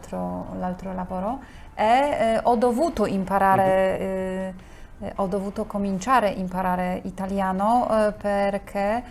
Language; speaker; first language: Italian; non-native, learner; Polish